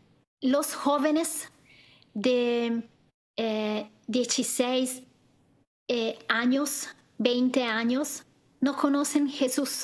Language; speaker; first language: Spanish; non-native, fluent; Italian